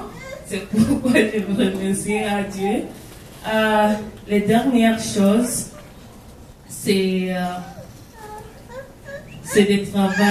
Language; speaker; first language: French; non-native, learner; English